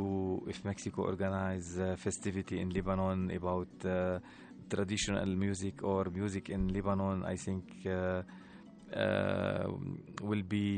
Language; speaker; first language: English; non-native, learner; Arabic